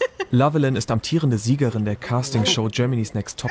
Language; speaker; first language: German; native; German